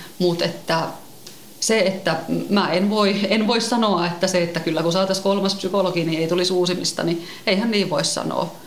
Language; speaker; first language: Finnish; native; Finnish